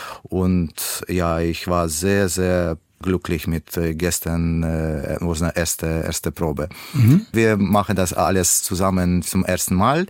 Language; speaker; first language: German; non-native, learner; Russian